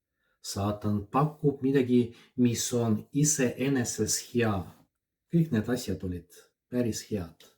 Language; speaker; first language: Estonian; non-native, fluent; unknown